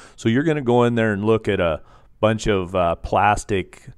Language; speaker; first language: English; native; English